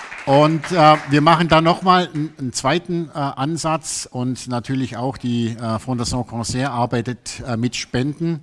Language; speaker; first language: German; native; German